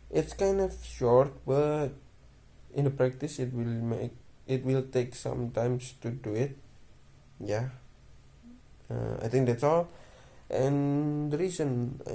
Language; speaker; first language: English; non-native, learner; Indonesian